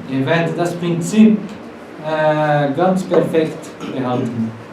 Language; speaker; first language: German; non-native, fluent; Portuguese